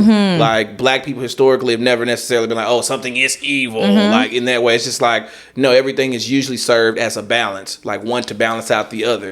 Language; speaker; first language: English; native; English